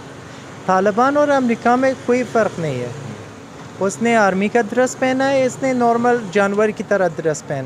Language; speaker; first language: Hindi; non-native, learner; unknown